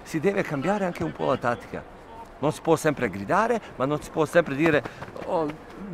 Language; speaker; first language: Italian; non-native, fluent; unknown